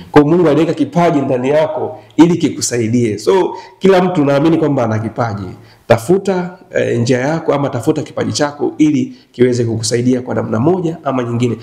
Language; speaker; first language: Swahili; native; Swahili